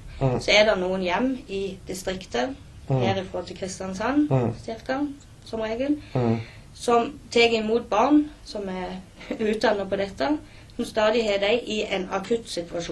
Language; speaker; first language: Norwegian; native; Norwegian